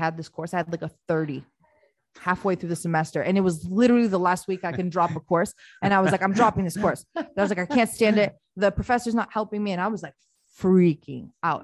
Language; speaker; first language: English; early bilingual, other home language; Albanian